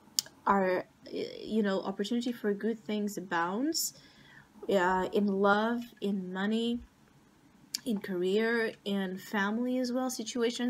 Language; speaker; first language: English; non-native, fluent; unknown